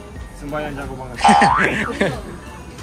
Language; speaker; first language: Indonesian; non-native, fluent; Japanese